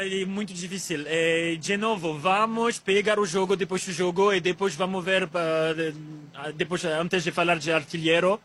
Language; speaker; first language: Portuguese; non-native, learner; French